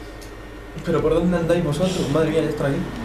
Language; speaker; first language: Spanish; native; Spanish